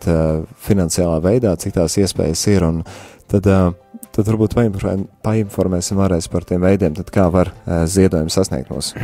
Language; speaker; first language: Latvian; native; Latvian